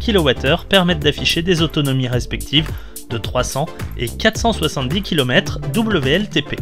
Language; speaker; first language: French; native; French